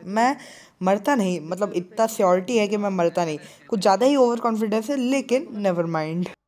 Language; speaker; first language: Hindi; native; Hindi